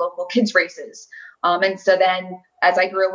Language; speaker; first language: English; native; English